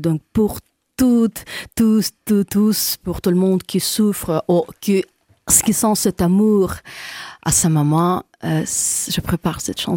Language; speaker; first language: French; non-native, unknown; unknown